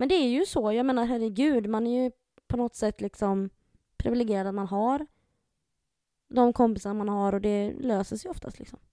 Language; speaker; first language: Swedish; native; Swedish